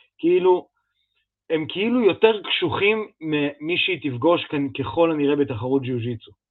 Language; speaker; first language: Hebrew; early bilingual, other home language; Russian